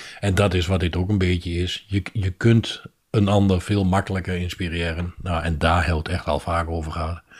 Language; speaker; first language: Dutch; native; Dutch